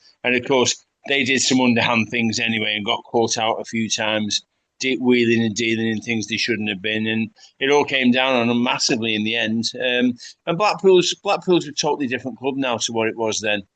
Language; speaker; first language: English; native; English